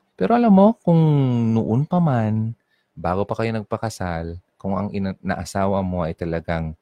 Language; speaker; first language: Filipino; non-native, local second language; Bikol